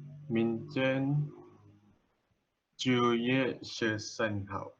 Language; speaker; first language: Chinese; non-native, learner; Malay